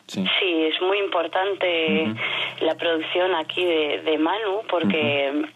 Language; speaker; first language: Spanish; non-native, fluent; French